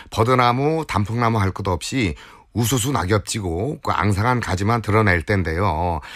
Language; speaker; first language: Korean; native; Korean